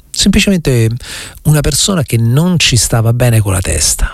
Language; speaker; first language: Italian; native; Italian